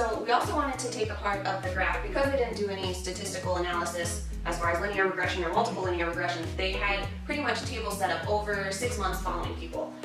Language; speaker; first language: English; native; English